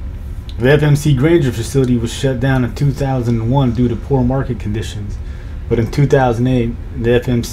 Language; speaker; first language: English; native; English